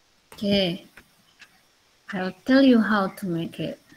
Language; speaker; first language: English; non-native, learner; Indonesian